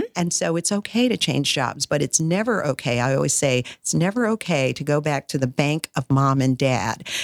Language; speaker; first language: English; native; English